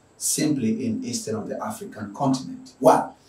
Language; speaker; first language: English; non-native, local second language; Swahili